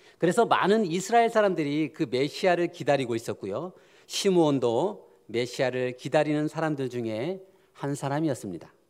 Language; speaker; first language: Korean; native; Korean